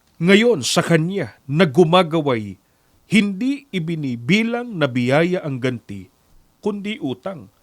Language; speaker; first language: Filipino; native; Filipino